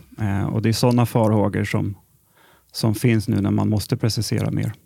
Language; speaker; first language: Swedish; native; Swedish